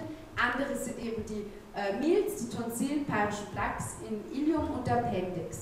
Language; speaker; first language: German; native; German